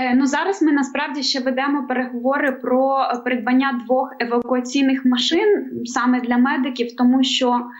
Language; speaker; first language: Ukrainian; native; Ukrainian